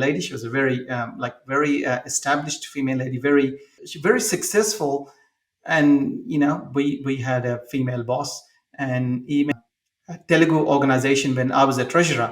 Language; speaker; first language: English; non-native, local second language; Telugu